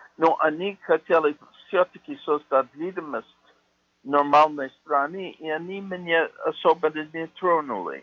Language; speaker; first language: Russian; non-native, fluent; English